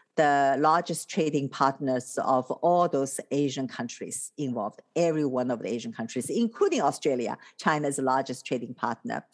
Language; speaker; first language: English; non-native, fluent; Chinese